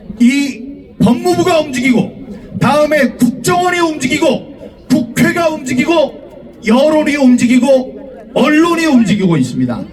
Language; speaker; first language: Korean; native; Korean